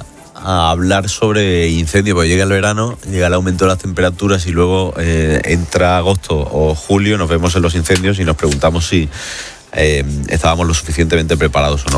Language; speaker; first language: Spanish; native; Spanish